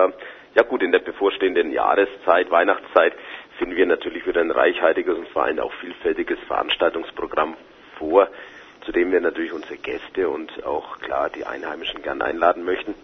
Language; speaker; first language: German; native; German